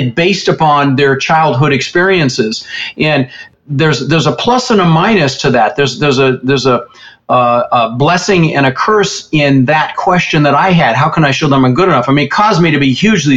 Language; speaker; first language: English; early bilingual, other home language; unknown